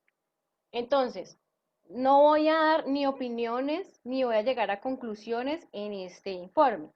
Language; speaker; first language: Spanish; native; Spanish